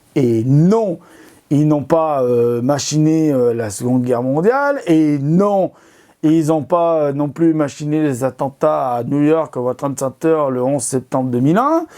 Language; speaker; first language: French; native; French